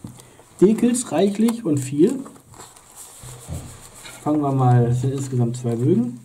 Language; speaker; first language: German; native; German